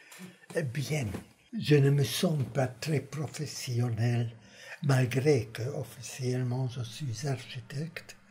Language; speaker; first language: French; non-native, fluent; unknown